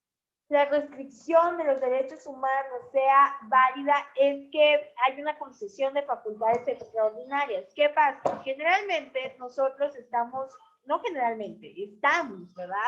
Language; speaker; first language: Spanish; native; Spanish